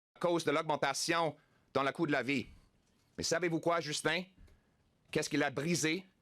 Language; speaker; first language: French; non-native, local second language; English